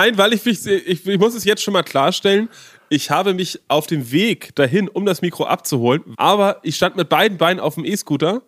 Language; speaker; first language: German; native; German